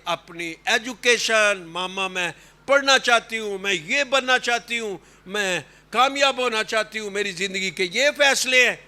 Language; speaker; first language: Urdu; non-native, local second language; Punjabi